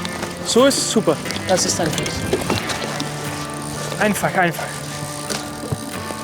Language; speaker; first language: German; non-native, learner; Dutch